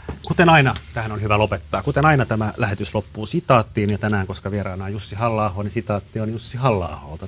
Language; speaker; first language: Finnish; native; Finnish